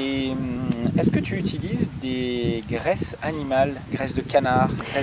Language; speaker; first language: French; native; French